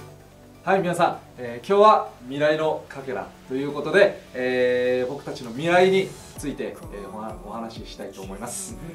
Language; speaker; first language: Japanese; non-native, fluent; Korean